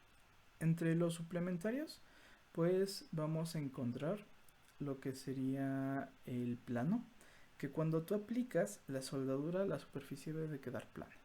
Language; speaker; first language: Spanish; native; Spanish